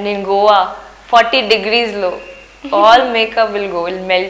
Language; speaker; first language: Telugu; non-native, learner; Hindi